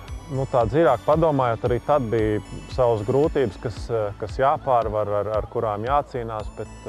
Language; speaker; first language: Latvian; native; Latvian